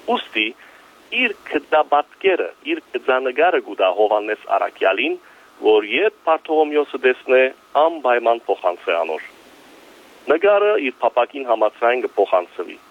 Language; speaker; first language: Armenian; early bilingual, heritage; Armenian